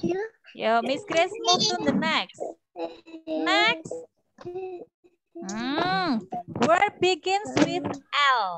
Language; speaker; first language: English; non-native, fluent; Indonesian